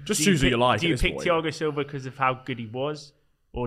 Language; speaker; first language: English; native; English